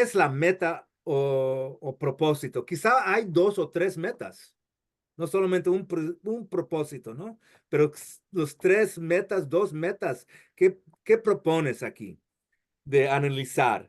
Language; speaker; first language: Spanish; non-native, fluent; English